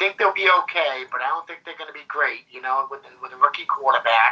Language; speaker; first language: English; native; English